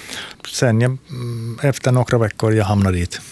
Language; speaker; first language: Swedish; non-native, local second language; Finnish